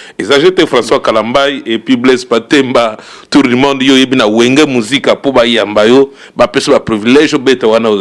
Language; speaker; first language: Lingala; native; Lingala